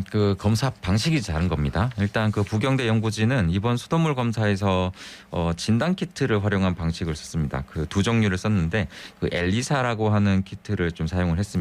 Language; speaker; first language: Korean; native; Korean